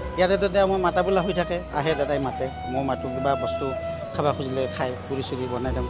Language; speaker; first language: Assamese; non-native, local second language; Hindi